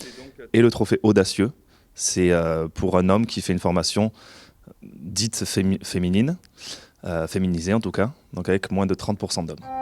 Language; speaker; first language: French; native; French